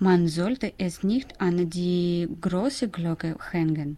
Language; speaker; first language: German; non-native, learner; Russian